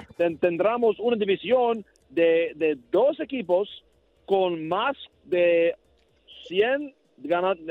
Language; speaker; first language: Spanish; non-native, learner; English